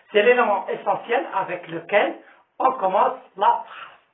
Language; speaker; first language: French; non-native, local second language; Arabic